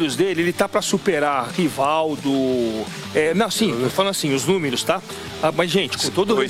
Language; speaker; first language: Portuguese; native; Portuguese